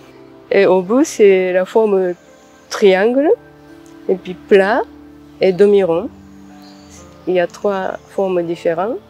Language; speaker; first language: French; non-native, fluent; Japanese